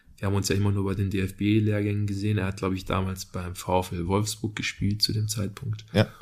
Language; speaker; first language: German; early bilingual, other home language; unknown